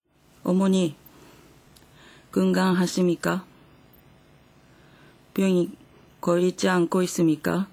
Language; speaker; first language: Korean; non-native, fluent; Japanese